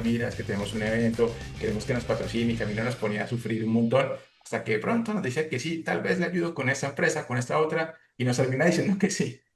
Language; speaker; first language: Spanish; native; Spanish